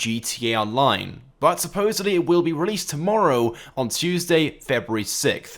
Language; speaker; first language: English; native; English